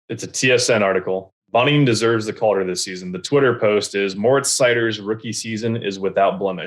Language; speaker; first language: English; native; English